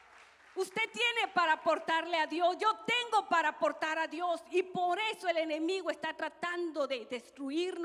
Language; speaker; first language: Spanish; native; Spanish